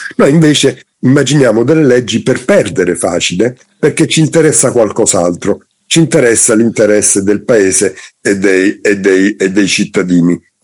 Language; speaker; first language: Italian; native; Italian